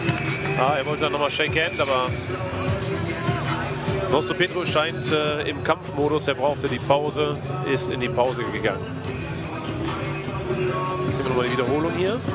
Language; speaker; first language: German; native; German